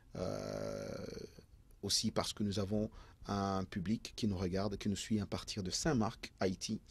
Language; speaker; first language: French; non-native, local second language; Haitian Creole